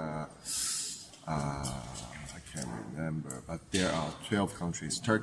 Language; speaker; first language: English; non-native, fluent; Chinese